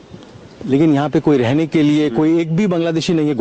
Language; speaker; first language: Hindi; native; Hindi